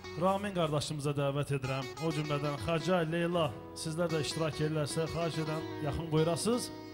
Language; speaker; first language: Azerbaijani; non-native, local second language; Avaric